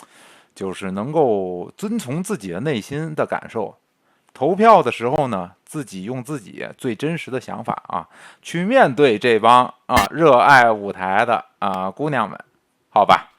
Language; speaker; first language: Chinese; native; Chinese